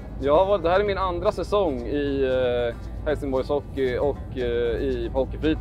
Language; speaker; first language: Swedish; native; Swedish